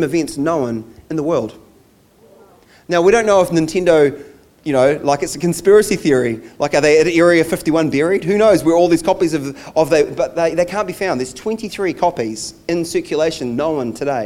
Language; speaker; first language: English; native; English